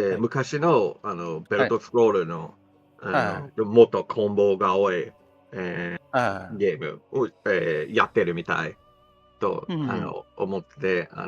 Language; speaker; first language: Japanese; non-native, fluent; English